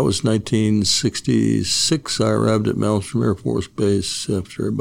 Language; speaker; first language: English; native; English